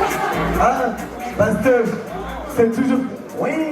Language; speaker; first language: French; native; French